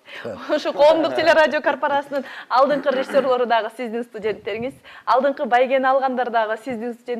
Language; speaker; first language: Kyrgyz; native; Kyrgyz